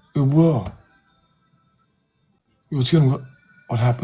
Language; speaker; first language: English; non-native, fluent; Korean